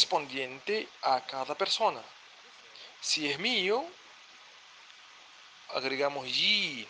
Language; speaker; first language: Spanish; non-native, fluent; Arabic